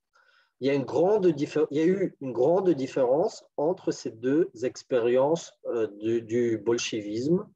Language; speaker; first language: French; non-native, fluent; Ukrainian